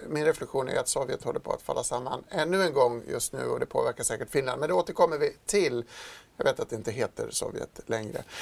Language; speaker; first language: Swedish; native; Swedish